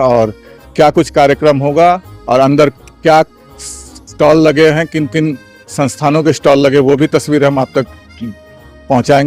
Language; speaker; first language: Hindi; native; Hindi